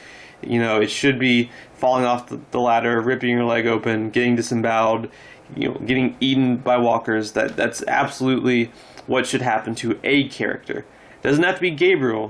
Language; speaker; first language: English; native; English